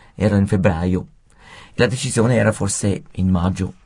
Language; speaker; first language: Italian; native; Italian